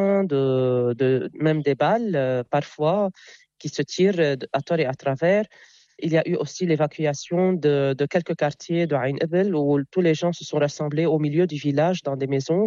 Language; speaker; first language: French; non-native, local second language; Arabic